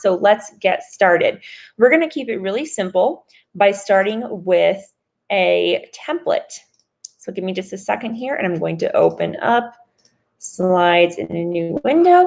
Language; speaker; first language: English; native; English